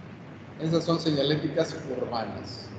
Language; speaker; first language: Spanish; native; Spanish